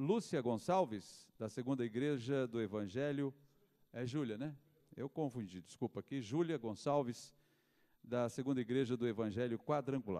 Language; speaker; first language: Portuguese; native; Portuguese